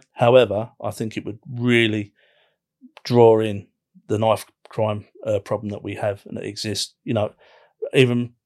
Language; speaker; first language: English; native; English